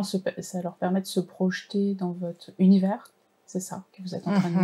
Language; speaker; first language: French; native; French